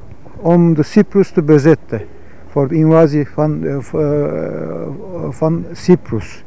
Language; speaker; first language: Dutch; non-native, fluent; Turkish